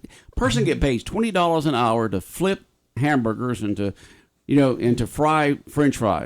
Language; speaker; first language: English; native; English